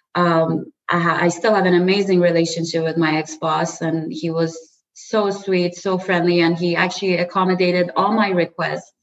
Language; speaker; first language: English; early bilingual, other home language; Persian